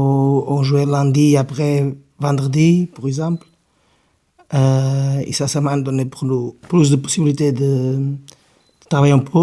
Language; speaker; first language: French; non-native, learner; Portuguese